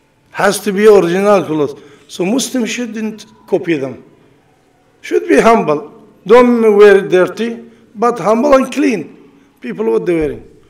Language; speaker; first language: English; non-native, learner; Arabic